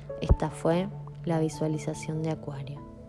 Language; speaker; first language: Spanish; native; Spanish